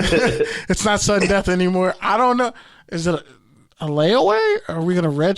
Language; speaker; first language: English; native; English